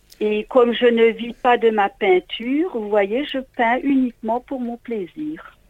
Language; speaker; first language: French; non-native, local second language; Swiss German